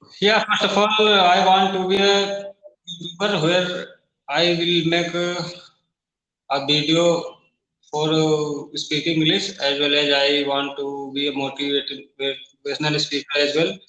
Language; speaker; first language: English; non-native, learner; Hindi